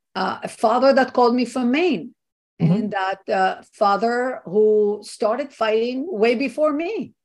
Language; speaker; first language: English; non-native, fluent; Hebrew